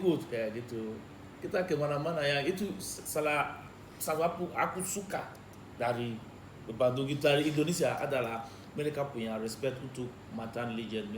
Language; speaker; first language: Indonesian; non-native, fluent; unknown